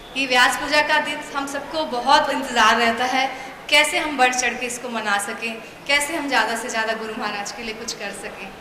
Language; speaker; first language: Hindi; native; Hindi